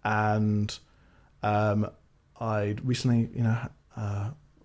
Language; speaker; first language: English; native; English